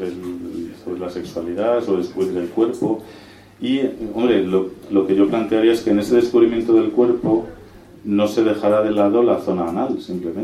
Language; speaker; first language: Spanish; native; Spanish